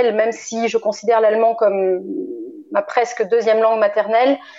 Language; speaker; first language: French; native; French